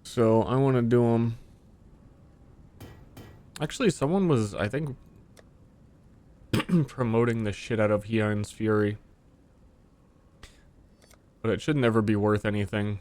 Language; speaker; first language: English; native; English